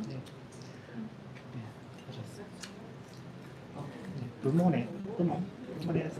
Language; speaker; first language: Korean; non-native, learner; Japanese